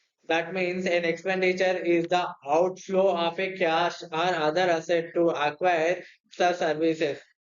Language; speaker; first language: English; non-native, local second language; Telugu